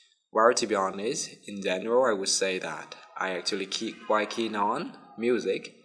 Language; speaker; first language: English; non-native, fluent; Vietnamese